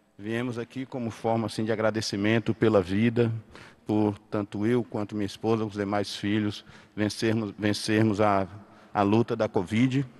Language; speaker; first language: Portuguese; native; Portuguese